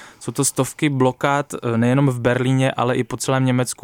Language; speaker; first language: Czech; native; Czech